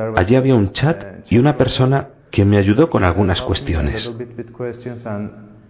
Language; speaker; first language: Spanish; non-native, fluent; Turkish